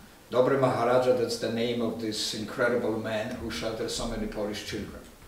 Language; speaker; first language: English; non-native, fluent; Polish